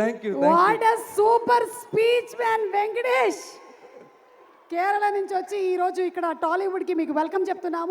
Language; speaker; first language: Telugu; native; Telugu